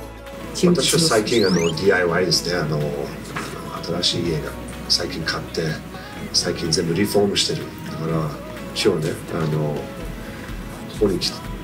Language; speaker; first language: Japanese; non-native, fluent; English